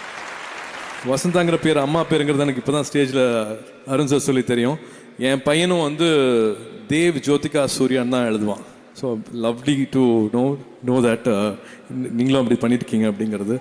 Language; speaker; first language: Tamil; native; Tamil